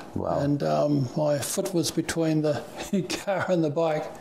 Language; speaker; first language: English; native; English